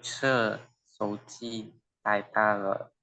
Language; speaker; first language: Chinese; non-native, learner; Indonesian